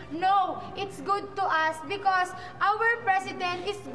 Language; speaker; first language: English; non-native, learner; Filipino